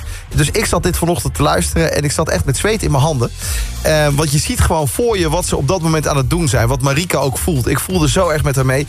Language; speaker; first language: Dutch; native; Dutch